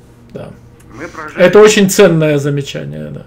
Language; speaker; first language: Russian; native; Russian